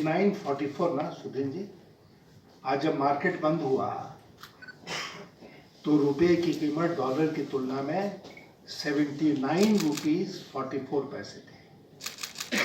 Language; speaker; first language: Hindi; native; Hindi